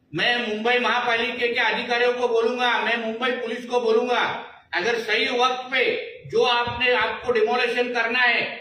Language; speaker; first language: Hindi; non-native, local second language; Marathi